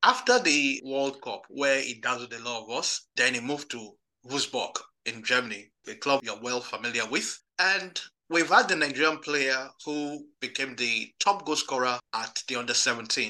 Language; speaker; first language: English; non-native, local second language; Yoruba